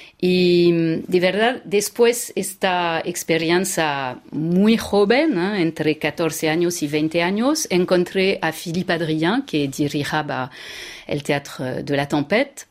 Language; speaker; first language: Spanish; non-native, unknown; French